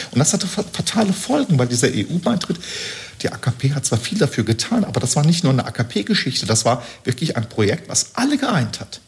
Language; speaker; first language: German; early bilingual, other home language; Turkish